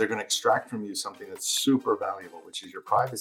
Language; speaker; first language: English; native; English